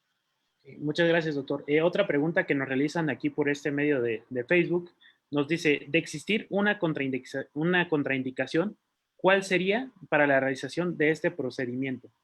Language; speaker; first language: Spanish; native; Spanish